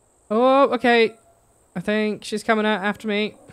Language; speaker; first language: English; native; English